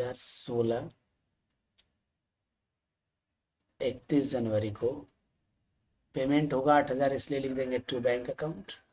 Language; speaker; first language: Hindi; native; Hindi